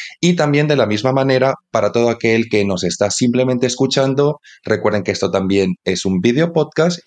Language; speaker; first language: Spanish; native; Spanish